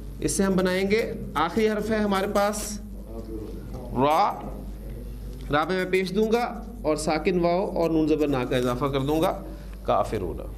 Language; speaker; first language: Urdu; native; Urdu